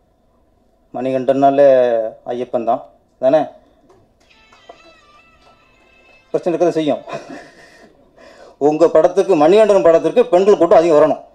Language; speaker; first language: Tamil; native; Tamil